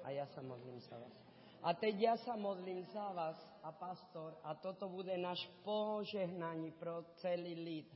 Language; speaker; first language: Czech; non-native, learner; Spanish